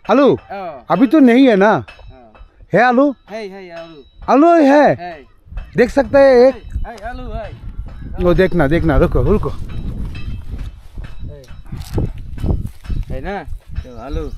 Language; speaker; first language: Hindi; non-native, learner; Bangla